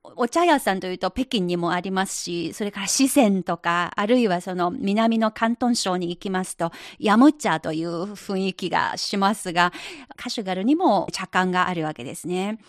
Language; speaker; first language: Japanese; non-native, fluent; Chinese